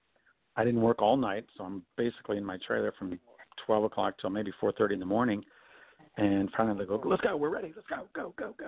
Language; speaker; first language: English; native; English